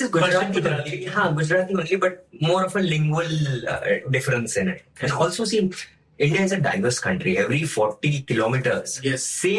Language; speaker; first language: Hindi; non-native, local second language; Gujarati